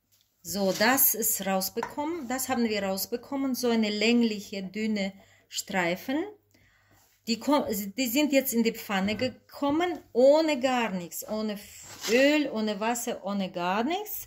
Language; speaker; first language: German; non-native, fluent; Russian